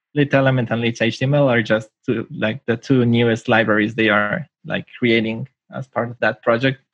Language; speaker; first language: English; non-native, fluent; Spanish